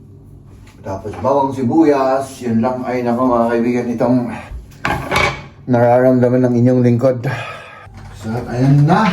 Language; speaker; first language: Filipino; native; Filipino